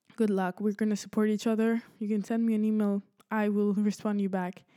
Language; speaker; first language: English; early bilingual, other home language; Spanish